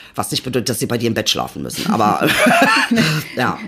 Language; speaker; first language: German; native; German